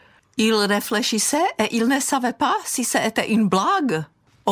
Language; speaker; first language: French; non-native, learner; Czech